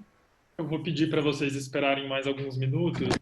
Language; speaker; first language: Portuguese; native; Portuguese